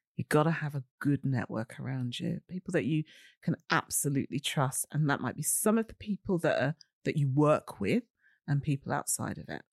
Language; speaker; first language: English; native; English